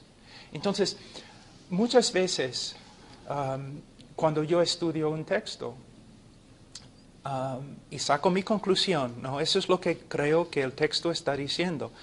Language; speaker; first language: Spanish; non-native, fluent; English